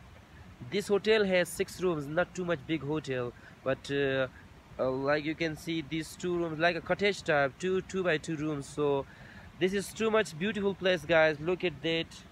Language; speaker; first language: English; non-native, local second language; Urdu